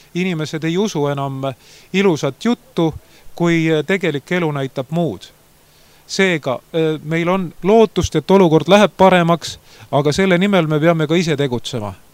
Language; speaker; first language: Estonian; native; Estonian